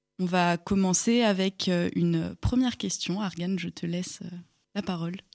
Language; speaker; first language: French; native; French